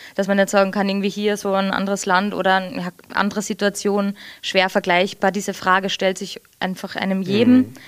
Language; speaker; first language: German; early bilingual, heritage; English